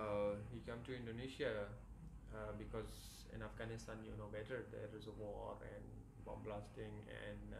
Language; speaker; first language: English; non-native, fluent; Hazaragi